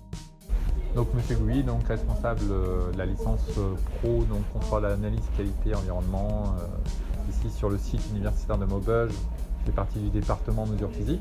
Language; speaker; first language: French; native; French